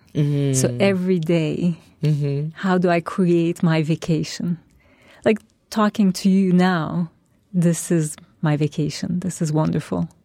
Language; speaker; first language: English; non-native, fluent; Turkish